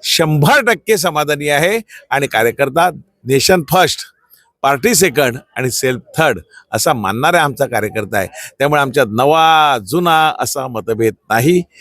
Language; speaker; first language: Marathi; native; Marathi